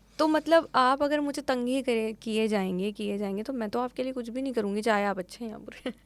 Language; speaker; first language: Urdu; native; Urdu